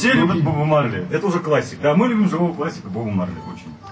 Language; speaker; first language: Russian; native; Russian